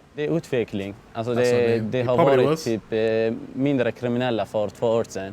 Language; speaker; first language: Swedish; non-native, fluent; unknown